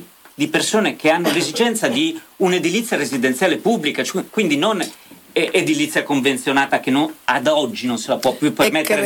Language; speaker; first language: Italian; native; Italian